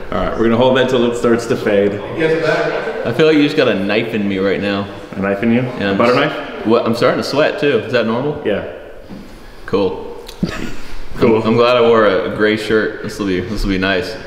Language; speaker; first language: English; native; English